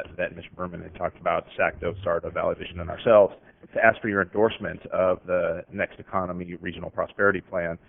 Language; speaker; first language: English; native; English